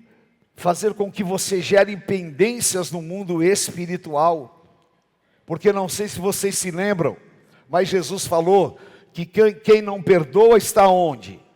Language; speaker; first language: Portuguese; native; Portuguese